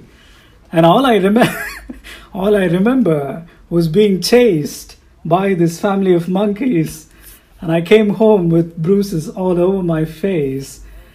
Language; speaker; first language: English; non-native, local second language; Tamil